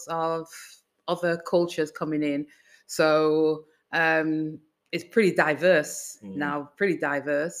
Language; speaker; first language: English; native; English